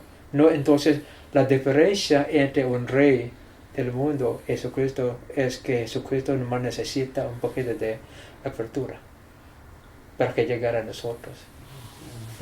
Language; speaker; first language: Spanish; non-native, fluent; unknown